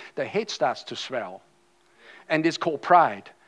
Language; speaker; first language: English; non-native, fluent; German